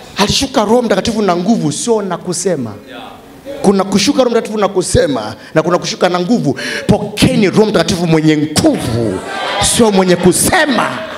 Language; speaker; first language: Swahili; native; Swahili